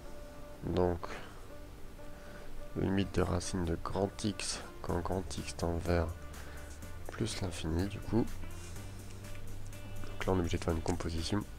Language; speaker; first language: French; native; French